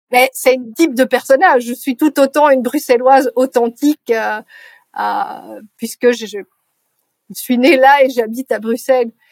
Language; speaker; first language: French; native; French